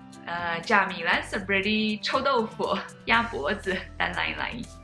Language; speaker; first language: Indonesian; non-native, fluent; Chinese